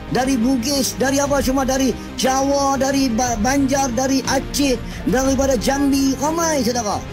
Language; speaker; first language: Malay; native; Malay